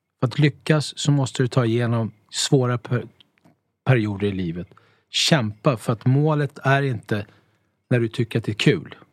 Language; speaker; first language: Swedish; early bilingual, other home language; Italian